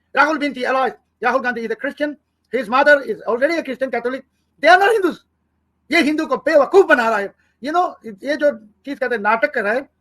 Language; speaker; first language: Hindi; non-native, fluent; Bangla